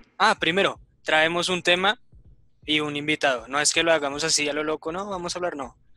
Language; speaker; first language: Spanish; native; Spanish